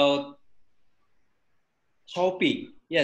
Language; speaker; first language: English; non-native, learner; Indonesian